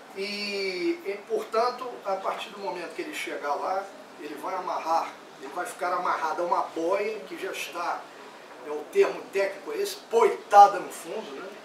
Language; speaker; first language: Portuguese; native; Portuguese